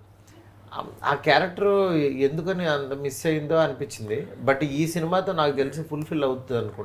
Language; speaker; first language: Telugu; native; Telugu